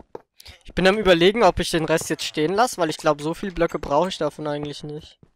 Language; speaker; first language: German; native; German